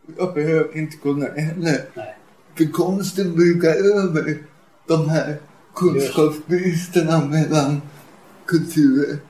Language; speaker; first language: Swedish; native; Swedish